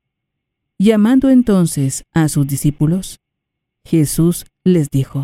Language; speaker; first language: Spanish; native; Spanish